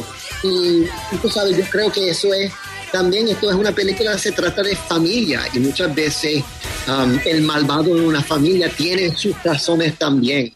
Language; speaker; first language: Spanish; early bilingual, heritage; Spanish